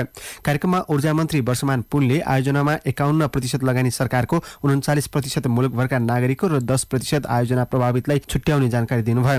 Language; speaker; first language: Nepali; native; Nepali